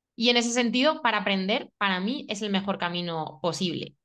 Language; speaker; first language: Spanish; native; Spanish